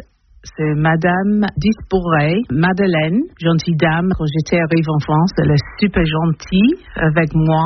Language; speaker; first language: French; non-native, learner; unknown